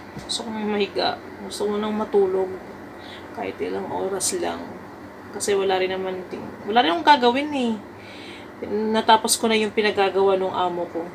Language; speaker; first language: Filipino; native; Filipino